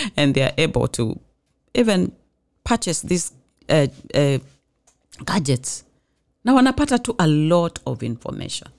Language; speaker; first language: English; non-native, local second language; Swahili